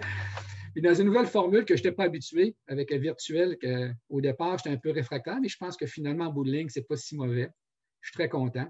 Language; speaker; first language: French; native; French